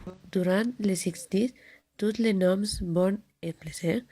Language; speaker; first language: French; non-native, learner; Spanish